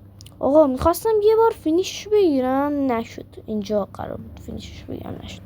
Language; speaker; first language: Persian; native; Persian